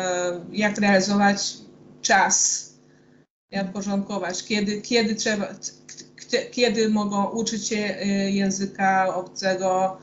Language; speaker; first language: Polish; non-native, fluent; Hungarian